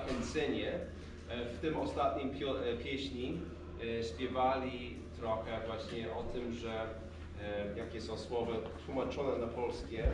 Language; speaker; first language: Polish; non-native, fluent; English